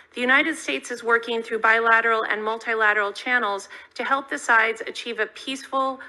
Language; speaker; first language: English; native; English